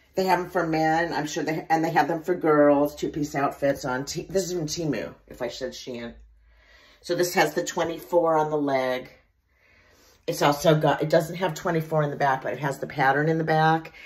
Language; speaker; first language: English; native; English